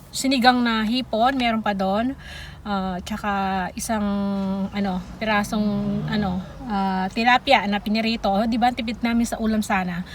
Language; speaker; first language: Filipino; native; Filipino